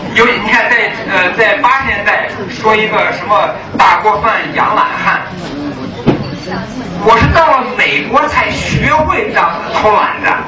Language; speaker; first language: Chinese; early bilingual, other home language; English